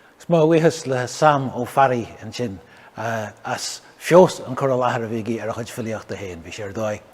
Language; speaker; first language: Irish; native; Irish